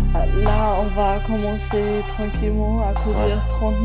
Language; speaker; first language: French; non-native, fluent; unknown